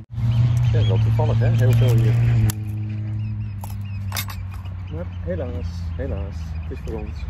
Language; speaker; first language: Dutch; native; Dutch